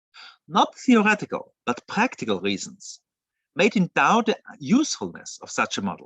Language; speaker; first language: English; non-native, fluent; German